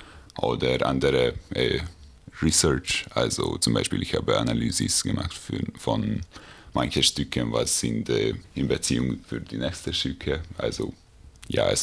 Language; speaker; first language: German; non-native, learner; Hungarian